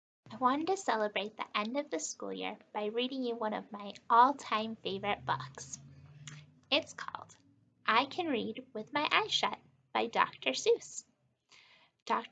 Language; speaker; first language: English; native; English